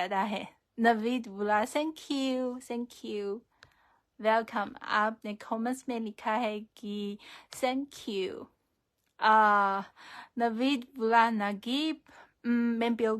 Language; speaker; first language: Urdu; non-native, fluent; Chinese